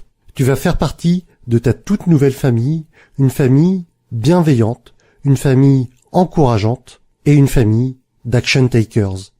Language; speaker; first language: French; native; French